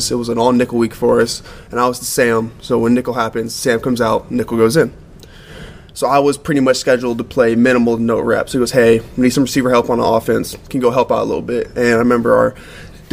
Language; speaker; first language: English; native; English